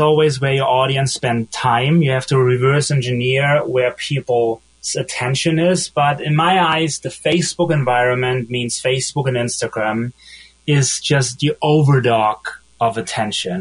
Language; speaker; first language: English; non-native, fluent; German